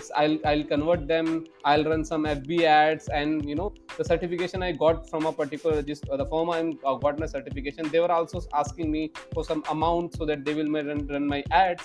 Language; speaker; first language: English; non-native, local second language; Hindi